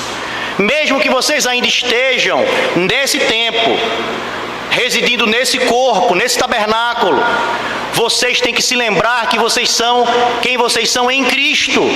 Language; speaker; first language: Portuguese; native; Portuguese